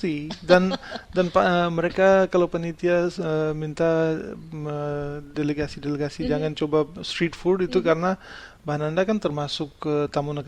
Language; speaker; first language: Indonesian; non-native, fluent; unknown